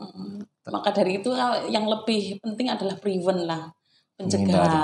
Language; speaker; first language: Indonesian; non-native, local second language; Javanese